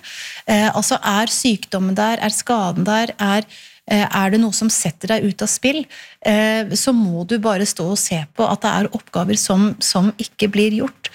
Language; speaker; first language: Norwegian; native; Norwegian